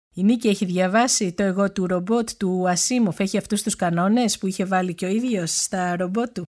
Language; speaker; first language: Greek; native; Greek